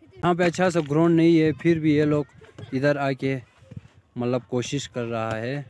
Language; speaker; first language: Hindi; native; Hindi